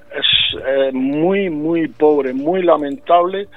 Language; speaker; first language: Spanish; native; Spanish